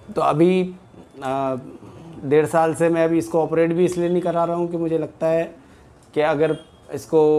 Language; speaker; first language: Hindi; native; Hindi